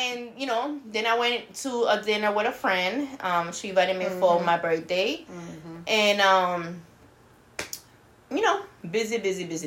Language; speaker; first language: English; non-native, fluent; Spanish